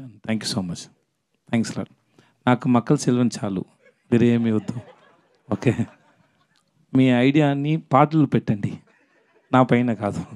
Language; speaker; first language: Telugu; non-native, learner; Tamil